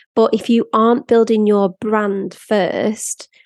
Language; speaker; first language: English; native; English